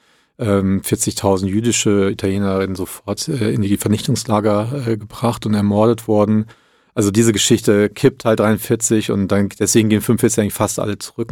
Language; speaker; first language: German; early bilingual, other home language; Italian